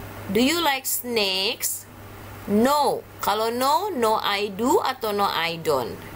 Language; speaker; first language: English; non-native, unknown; Indonesian